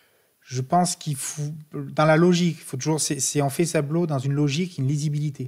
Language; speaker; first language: French; native; French